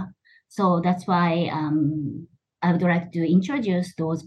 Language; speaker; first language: English; non-native, fluent; Japanese